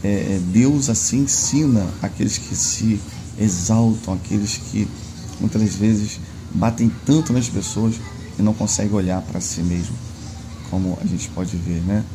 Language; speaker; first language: Portuguese; native; Portuguese